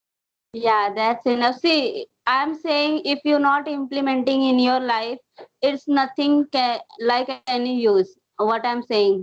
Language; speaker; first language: English; non-native, learner; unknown